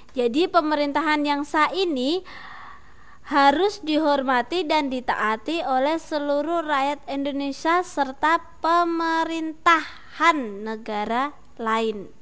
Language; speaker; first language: Indonesian; native; Indonesian